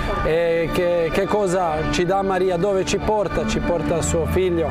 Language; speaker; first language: Italian; non-native, fluent; Croatian